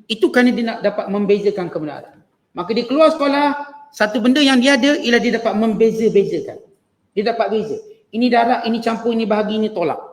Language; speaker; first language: Malay; native; Malay